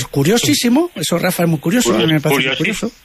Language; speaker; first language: Spanish; native; Spanish